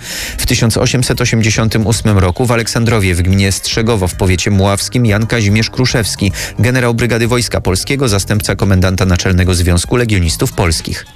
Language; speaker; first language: Polish; native; Polish